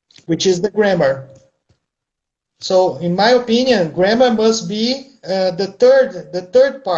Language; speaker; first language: English; non-native, fluent; Portuguese